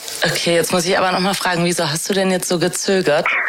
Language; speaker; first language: German; native; German